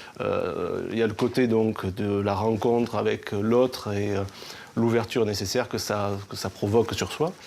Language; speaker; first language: French; native; French